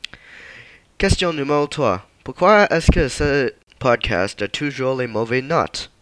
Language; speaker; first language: French; non-native, learner; English